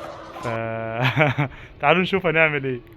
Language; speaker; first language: Arabic; native; Arabic